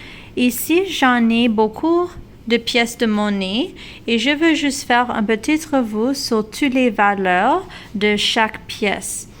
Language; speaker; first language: French; non-native, local second language; English